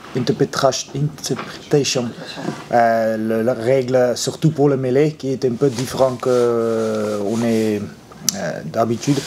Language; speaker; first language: French; non-native, fluent; Afrikaans